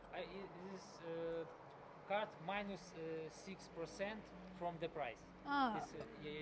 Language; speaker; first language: English; non-native, learner; Russian